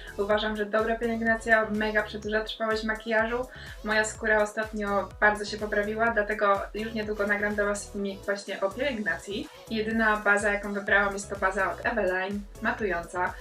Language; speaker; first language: Polish; native; Polish